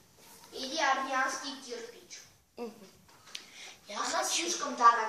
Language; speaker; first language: Russian; non-native, learner; Armenian